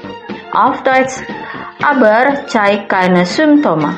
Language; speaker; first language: German; non-native, fluent; Indonesian